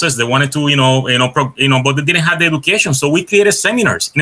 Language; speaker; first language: English; non-native, fluent; Spanish